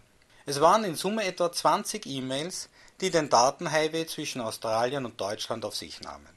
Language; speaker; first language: German; native; German